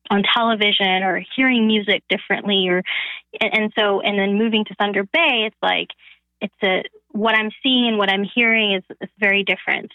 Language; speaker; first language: English; non-native, fluent; Bangla